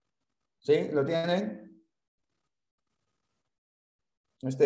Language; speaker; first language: Spanish; native; Spanish